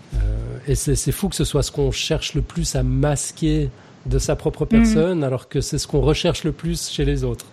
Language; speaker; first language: French; native; French